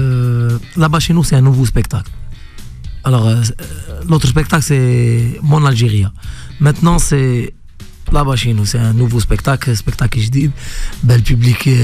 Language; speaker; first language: French; non-native, local second language; Arabic